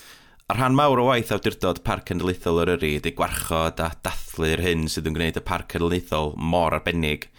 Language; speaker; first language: Welsh; native; Welsh